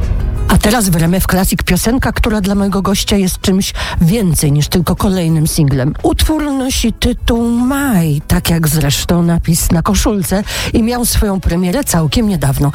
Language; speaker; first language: Polish; native; Polish